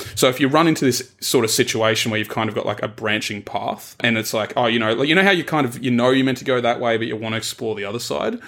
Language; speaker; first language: English; native; English